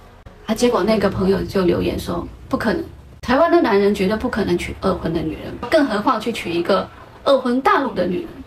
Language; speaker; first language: Chinese; native; Chinese